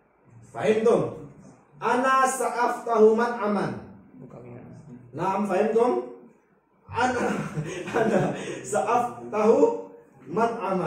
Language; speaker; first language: Arabic; non-native, fluent; Indonesian